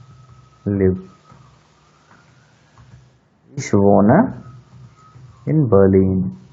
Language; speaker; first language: German; non-native, fluent; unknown